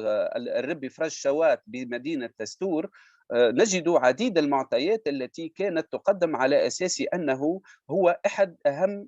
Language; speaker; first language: Arabic; native; Arabic